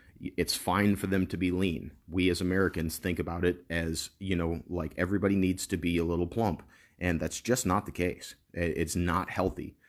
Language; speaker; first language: English; native; English